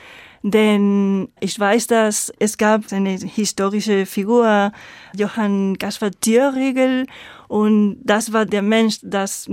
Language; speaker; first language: German; non-native, fluent; Spanish